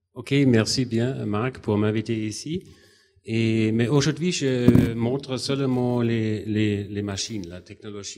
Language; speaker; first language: French; non-native, fluent; German